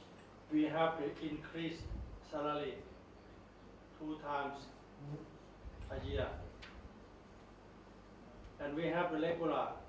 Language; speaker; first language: English; non-native, learner; Thai